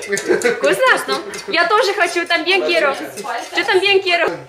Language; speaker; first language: Russian; non-native, learner; Spanish